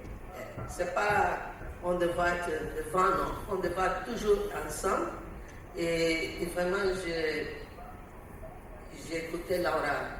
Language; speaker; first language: French; non-native, learner; Portuguese